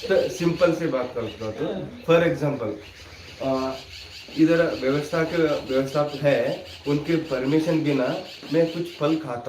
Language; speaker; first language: Hindi; non-native, local second language; Kannada